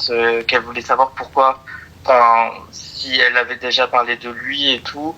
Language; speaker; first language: French; native; French